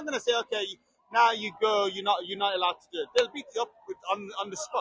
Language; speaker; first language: English; non-native, fluent; Persian